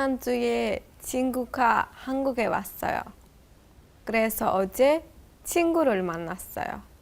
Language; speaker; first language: Korean; non-native, learner; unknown